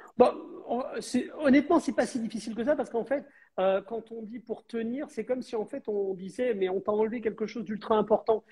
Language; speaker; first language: French; native; French